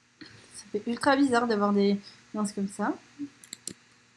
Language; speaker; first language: French; native; French